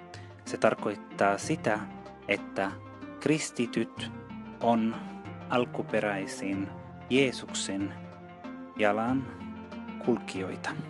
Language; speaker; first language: Finnish; non-native, fluent; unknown